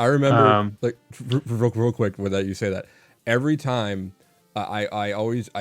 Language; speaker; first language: English; native; English